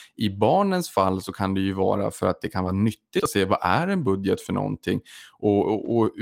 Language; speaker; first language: Swedish; native; Swedish